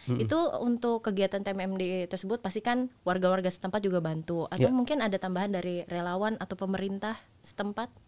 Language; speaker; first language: Indonesian; native; Indonesian